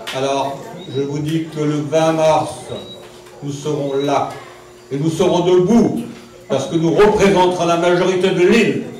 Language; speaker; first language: French; non-native, local second language; German